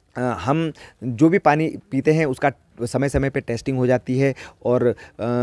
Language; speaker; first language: Hindi; native; Hindi